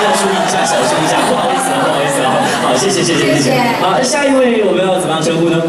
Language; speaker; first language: Chinese; native; Chinese